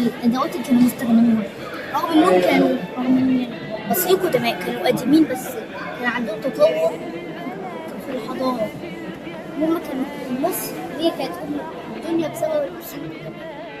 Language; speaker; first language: Arabic; native; Arabic